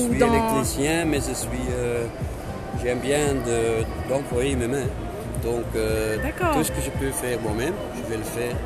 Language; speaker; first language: French; non-native, local second language; Dutch